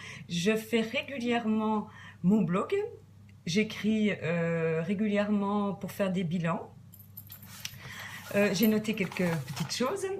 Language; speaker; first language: French; native; French